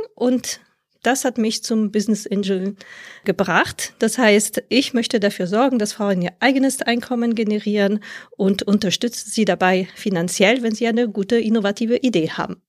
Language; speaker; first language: German; non-native, fluent; French